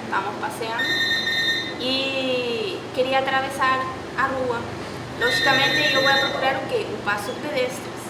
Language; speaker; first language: Portuguese; non-native, fluent; Spanish